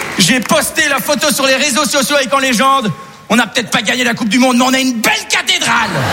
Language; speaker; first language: French; native; French